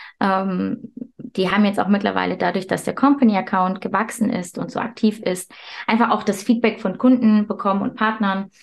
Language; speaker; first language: German; early bilingual, other home language; Turkish